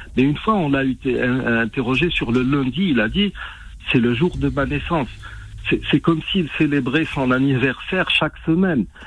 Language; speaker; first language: French; non-native, local second language; Arabic